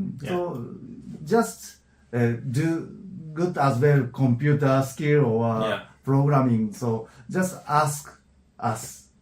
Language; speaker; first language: English; non-native, learner; Japanese